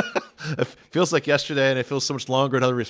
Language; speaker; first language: English; native; English